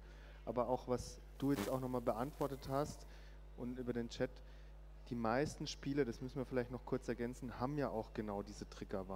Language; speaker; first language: German; native; German